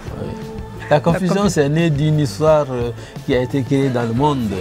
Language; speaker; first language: French; non-native, local second language; Bambara